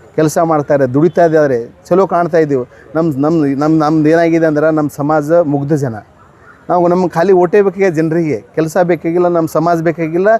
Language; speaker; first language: Kannada; non-native, local second language; Lambadi